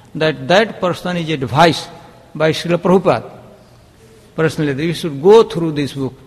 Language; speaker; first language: English; non-native, local second language; Hindi